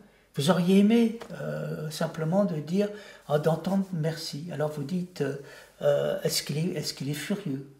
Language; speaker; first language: French; native; French